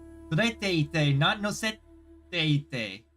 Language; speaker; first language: Japanese; non-native, learner; English